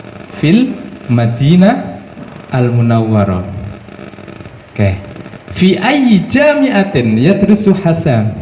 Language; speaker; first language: Arabic; non-native, fluent; Indonesian